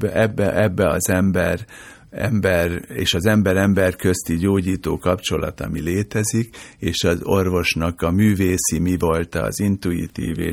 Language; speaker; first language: Hungarian; native; Hungarian